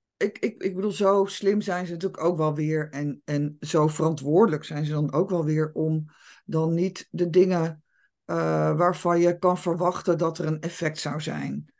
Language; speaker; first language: Dutch; native; Dutch